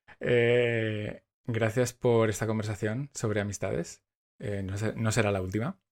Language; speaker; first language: Spanish; native; Spanish